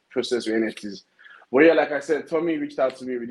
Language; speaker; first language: English; non-native, local second language; Yoruba